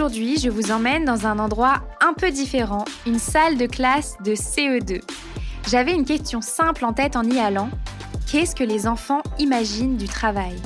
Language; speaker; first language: French; native; French